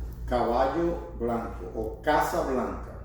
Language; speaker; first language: Spanish; non-native, learner; English